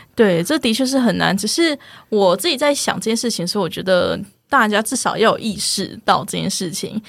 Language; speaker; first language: Chinese; non-native, local second language; Min Nan Chinese